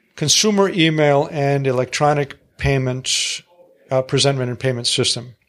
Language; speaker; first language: English; early bilingual, other home language; Greek